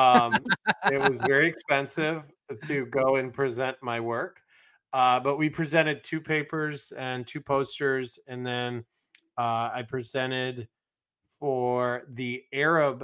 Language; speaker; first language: English; native; English